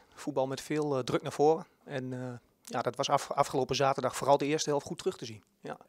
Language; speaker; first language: Dutch; native; Dutch